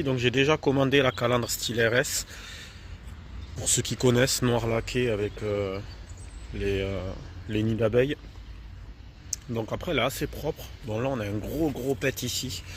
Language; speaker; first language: French; native; French